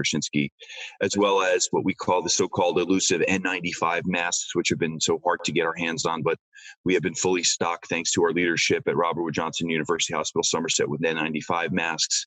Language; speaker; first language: English; native; English